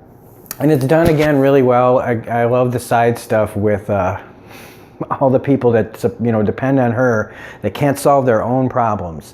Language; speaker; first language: English; native; English